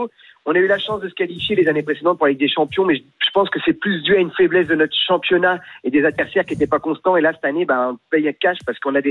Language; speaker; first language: French; native; French